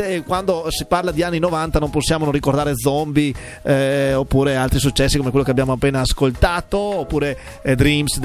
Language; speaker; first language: Italian; native; Italian